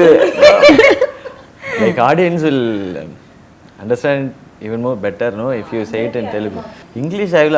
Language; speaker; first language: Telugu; non-native, learner; Tamil